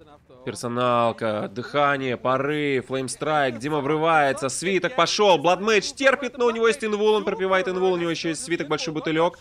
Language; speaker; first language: Russian; native; Russian